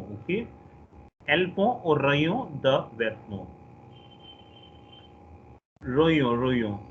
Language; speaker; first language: French; non-native, fluent; Hindi